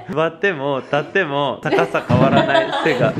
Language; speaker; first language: Italian; native; Italian